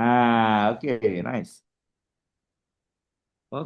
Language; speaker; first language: English; non-native, fluent; Indonesian